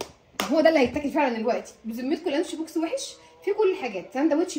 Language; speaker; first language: Arabic; native; Arabic